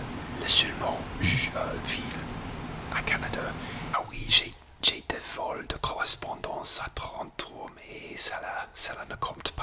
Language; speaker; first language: French; non-native, learner; English